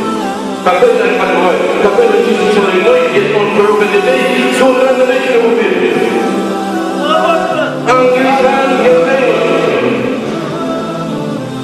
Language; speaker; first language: Russian; non-native, local second language; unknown